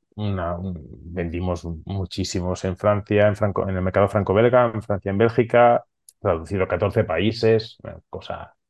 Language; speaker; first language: Spanish; non-native, local second language; Catalan